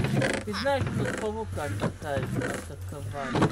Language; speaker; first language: Russian; non-native, learner; English